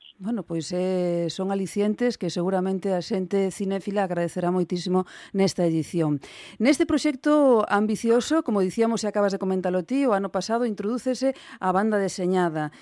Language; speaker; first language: Galician; non-native, local second language; Spanish